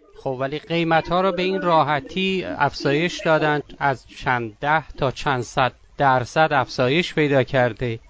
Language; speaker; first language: Persian; native; Persian